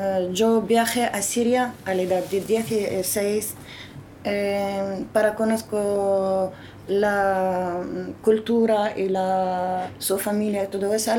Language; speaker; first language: Spanish; non-native, learner; Arabic